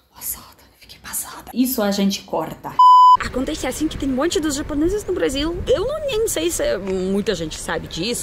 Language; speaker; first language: Portuguese; non-native, fluent; Russian